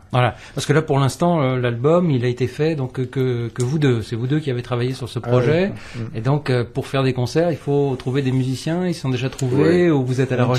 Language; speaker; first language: French; native; French